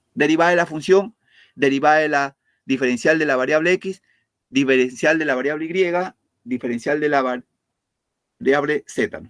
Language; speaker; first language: Spanish; native; Spanish